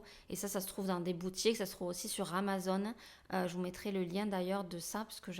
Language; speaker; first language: French; native; French